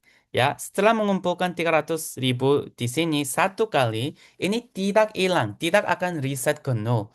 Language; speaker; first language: Indonesian; non-native, fluent; Korean